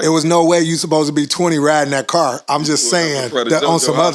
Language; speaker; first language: English; native; English